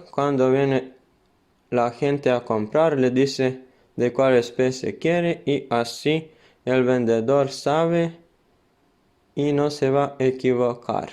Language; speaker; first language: Spanish; non-native, fluent; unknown